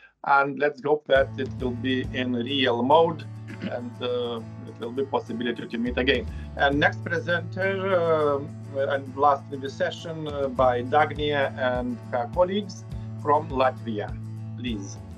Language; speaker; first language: English; non-native, fluent; Lithuanian